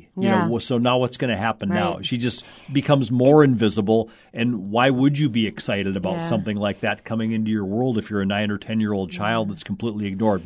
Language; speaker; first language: English; native; English